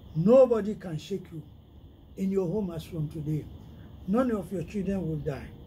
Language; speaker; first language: English; non-native, local second language; Yoruba